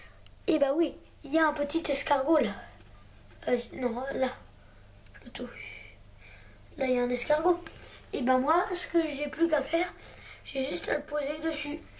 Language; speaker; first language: French; native; French